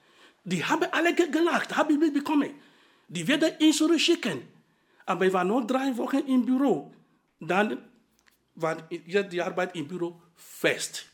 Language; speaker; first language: German; non-native, fluent; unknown